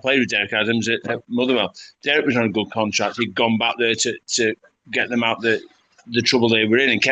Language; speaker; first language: English; native; English